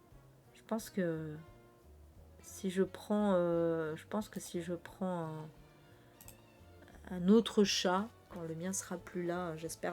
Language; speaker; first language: French; native; French